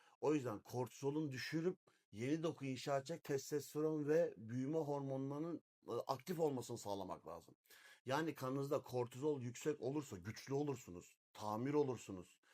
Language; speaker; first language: Turkish; native; Turkish